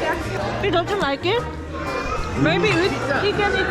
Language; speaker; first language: English; non-native, learner; Korean